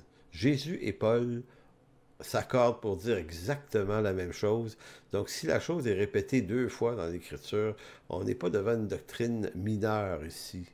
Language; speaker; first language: French; native; French